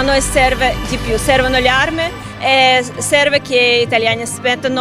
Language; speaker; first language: Italian; non-native, learner; Ukrainian